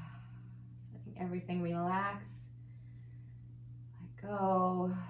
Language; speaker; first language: English; native; English